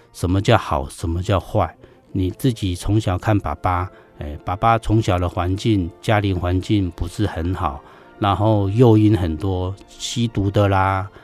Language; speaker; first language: Chinese; native; Chinese